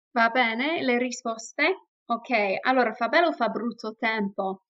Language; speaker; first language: Italian; non-native, fluent; English